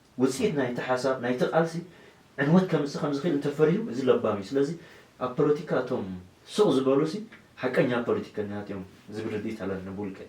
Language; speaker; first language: Tigrinya; non-native, local second language; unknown